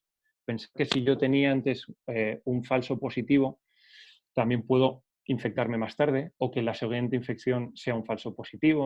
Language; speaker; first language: Spanish; native; Spanish